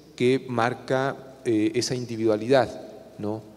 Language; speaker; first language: Spanish; non-native, local second language; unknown